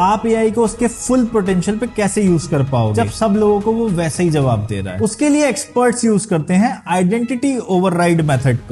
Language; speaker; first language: Hindi; native; Hindi